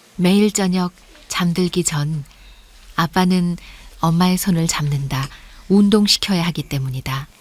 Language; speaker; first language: Korean; native; Korean